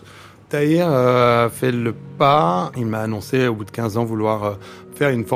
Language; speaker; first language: French; native; French